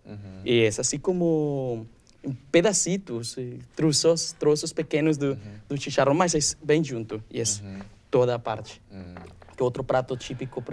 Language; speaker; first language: Portuguese; non-native, learner; Spanish